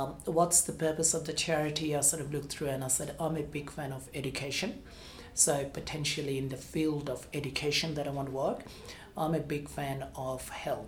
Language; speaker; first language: English; non-native, local second language; Bangla